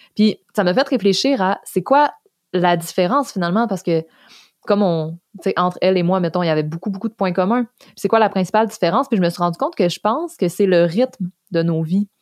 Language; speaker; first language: French; native; French